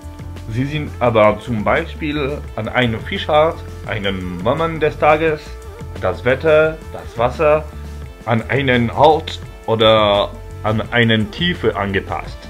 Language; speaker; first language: German; non-native, fluent; French